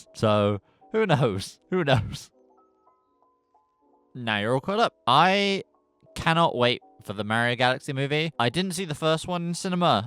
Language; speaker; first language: English; native; English